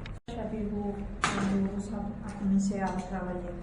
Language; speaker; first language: French; non-native, learner; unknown